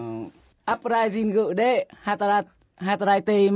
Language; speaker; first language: Japanese; non-native, learner; Vietnamese